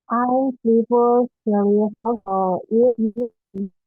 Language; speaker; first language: English; non-native, learner; Indonesian